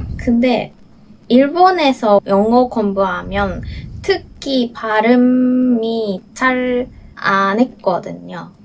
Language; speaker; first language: Korean; non-native, learner; Japanese